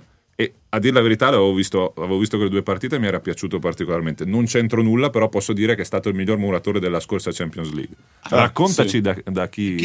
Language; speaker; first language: Italian; native; Italian